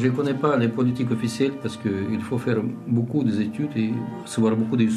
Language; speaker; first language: French; non-native, learner; Russian